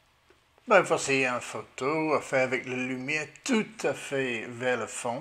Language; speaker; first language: French; non-native, learner; English